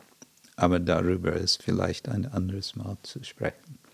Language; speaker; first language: German; non-native, fluent; English